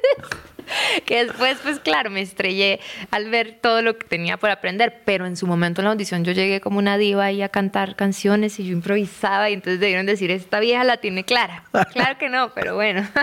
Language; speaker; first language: Spanish; native; Spanish